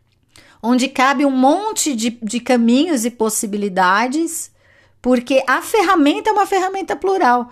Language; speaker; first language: Portuguese; native; Portuguese